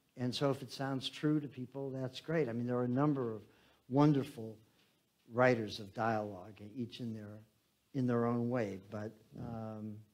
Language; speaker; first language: English; native; English